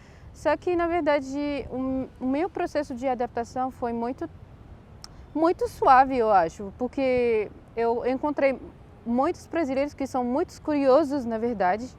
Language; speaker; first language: Portuguese; non-native, fluent; Arabic